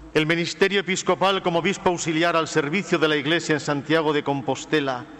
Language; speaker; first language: Spanish; native; Spanish